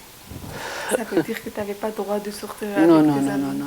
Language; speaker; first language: French; non-native, learner; Persian